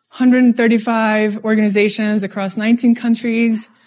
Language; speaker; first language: English; non-native, fluent; Russian